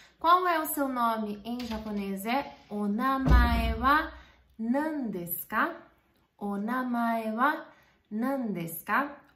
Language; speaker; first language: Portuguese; native; Portuguese